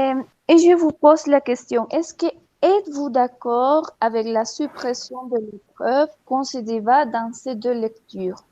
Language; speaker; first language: French; non-native, fluent; Spanish